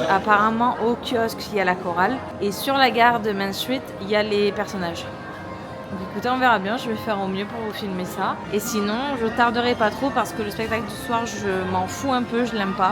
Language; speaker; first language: French; native; French